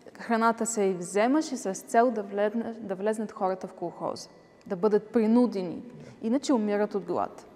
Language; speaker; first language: Bulgarian; early bilingual, heritage; Bulgarian